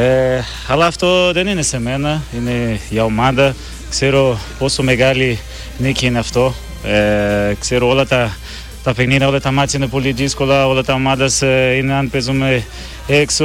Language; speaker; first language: Greek; non-native, learner; Portuguese